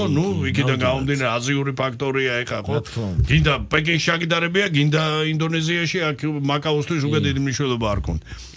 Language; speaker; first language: Georgian; native; Georgian